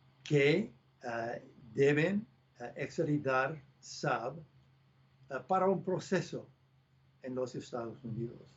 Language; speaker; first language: Spanish; non-native, fluent; English